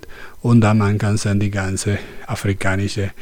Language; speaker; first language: German; non-native, learner; Spanish